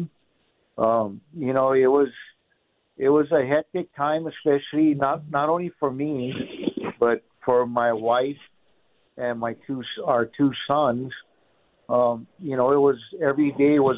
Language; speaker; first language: English; native; English